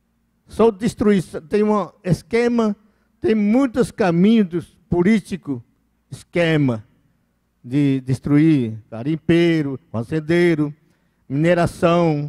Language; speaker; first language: Portuguese; non-native, local second language; Yanomámi